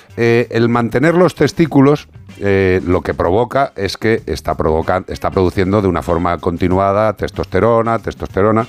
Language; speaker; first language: Spanish; native; Spanish